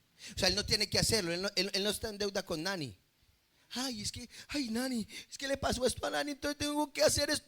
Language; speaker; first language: Spanish; native; Spanish